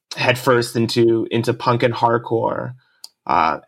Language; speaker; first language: English; early bilingual, other home language; Japanese